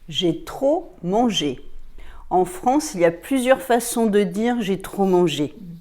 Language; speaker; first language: French; native; French